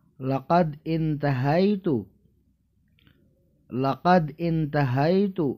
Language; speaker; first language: Arabic; non-native, fluent; Urdu